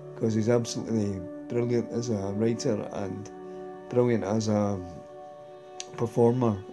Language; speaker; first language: English; native; English